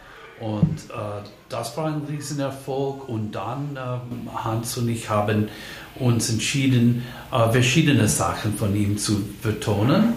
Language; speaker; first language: German; non-native, fluent; English